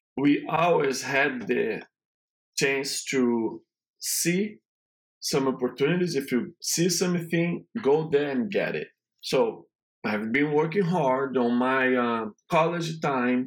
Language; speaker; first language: English; non-native, learner; Portuguese